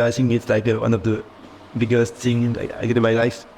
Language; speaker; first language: English; non-native, fluent; French